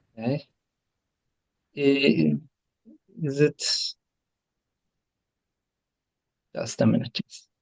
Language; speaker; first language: English; non-native, fluent; Turkish